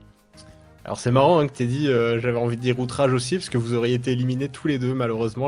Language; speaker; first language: French; native; French